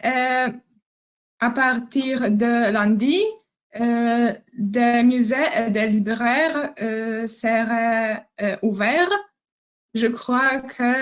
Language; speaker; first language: French; non-native, learner; Polish